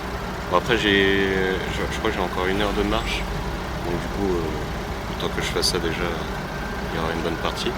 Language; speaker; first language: French; native; French